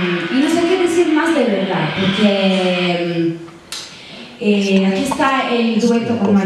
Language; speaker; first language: Spanish; non-native, learner; Italian